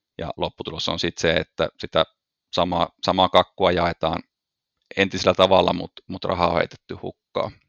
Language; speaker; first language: Finnish; native; Finnish